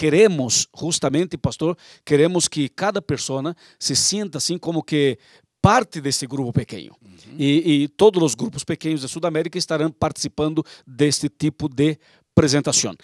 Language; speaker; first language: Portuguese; non-native, learner; Spanish